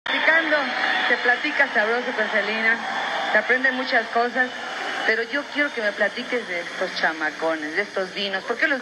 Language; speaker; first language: Spanish; native; Spanish